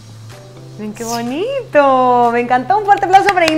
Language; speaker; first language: Spanish; native; Spanish